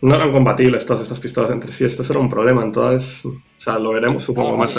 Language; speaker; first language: Spanish; native; Spanish